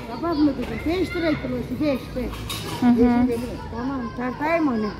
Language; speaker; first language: Turkish; native; Turkish